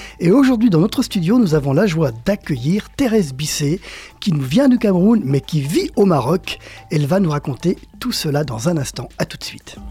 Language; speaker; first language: French; native; French